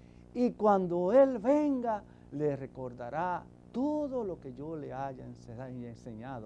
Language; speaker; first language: Spanish; native; Spanish